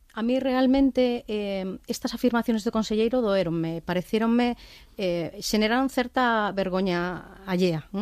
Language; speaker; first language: Galician; non-native, local second language; Spanish